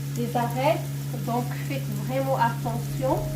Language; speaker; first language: French; non-native, local second language; Arabic